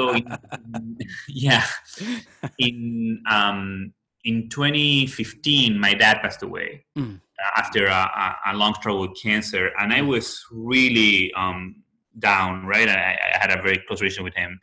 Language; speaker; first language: English; non-native, fluent; Spanish